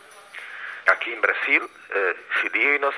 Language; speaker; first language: Spanish; non-native, fluent; Portuguese